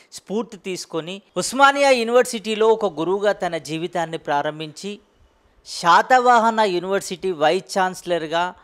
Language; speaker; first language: Telugu; native; Telugu